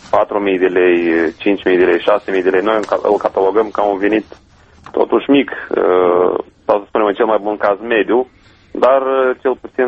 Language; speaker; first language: Romanian; native; Romanian